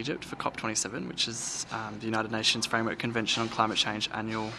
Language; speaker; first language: English; native; English